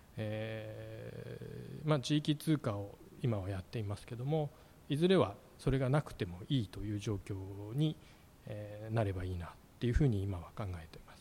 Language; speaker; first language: Japanese; native; Japanese